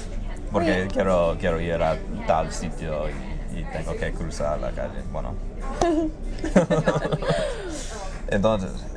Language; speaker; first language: Spanish; non-native, fluent; English